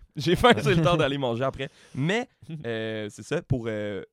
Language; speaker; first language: French; native; French